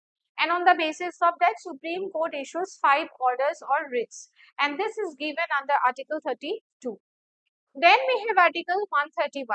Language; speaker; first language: English; non-native, local second language; Hindi